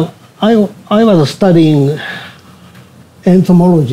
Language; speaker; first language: English; non-native, learner; Japanese